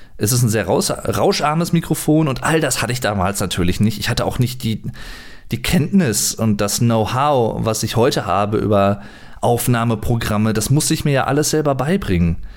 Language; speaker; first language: German; native; German